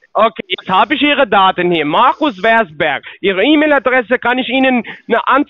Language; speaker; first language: German; non-native, learner; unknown